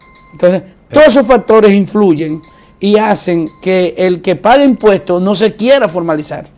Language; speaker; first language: Spanish; native; Spanish